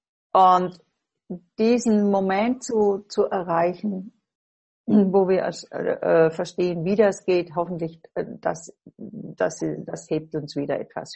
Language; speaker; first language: German; non-native, fluent; English